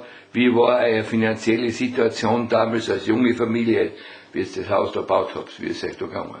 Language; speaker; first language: German; native; German